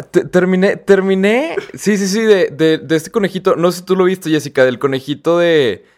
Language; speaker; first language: Spanish; native; Spanish